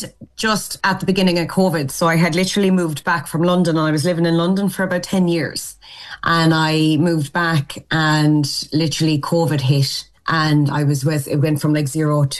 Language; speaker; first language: English; native; English